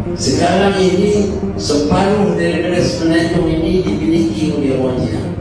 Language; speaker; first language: Malay; native; Malay